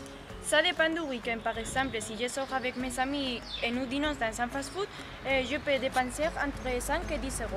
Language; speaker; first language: French; non-native, learner; Spanish